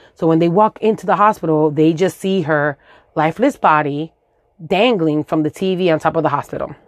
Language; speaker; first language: English; early bilingual, other home language; Spanish